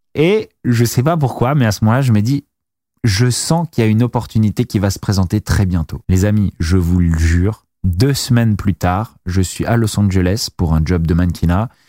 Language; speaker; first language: French; native; French